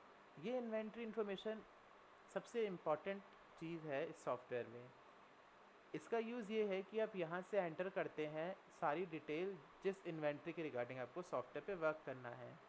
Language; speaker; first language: Hindi; native; Hindi